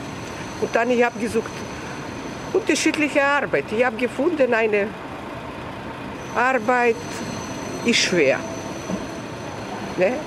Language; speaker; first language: German; non-native, learner; Serbian